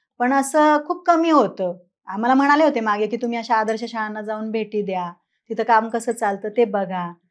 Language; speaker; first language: Marathi; native; Marathi